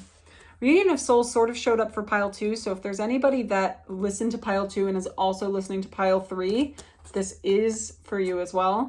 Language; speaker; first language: English; native; English